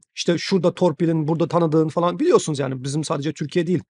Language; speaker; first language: Turkish; non-native, fluent; Chinese